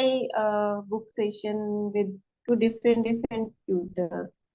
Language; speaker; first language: English; non-native, learner; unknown